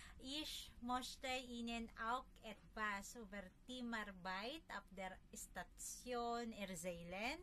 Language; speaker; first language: German; non-native, learner; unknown